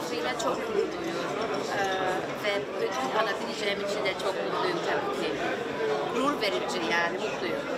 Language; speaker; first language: Turkish; early bilingual, heritage; German